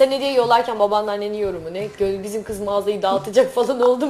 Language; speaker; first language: Turkish; native; Turkish